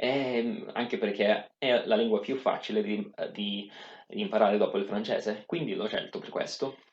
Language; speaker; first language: Italian; non-native, fluent; Swedish